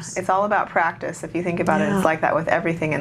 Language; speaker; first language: English; native; English